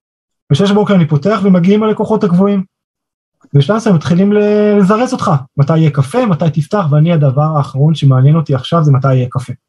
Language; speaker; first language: Hebrew; native; Hebrew